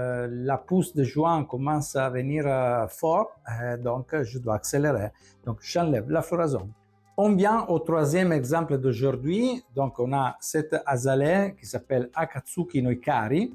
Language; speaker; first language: French; non-native, fluent; Italian